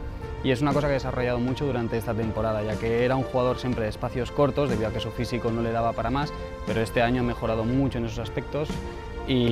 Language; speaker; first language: Spanish; native; Spanish